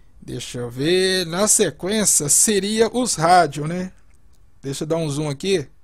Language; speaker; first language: Portuguese; native; Portuguese